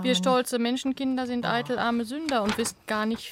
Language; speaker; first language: German; native; German